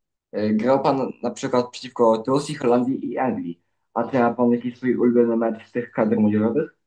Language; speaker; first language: Polish; native; Polish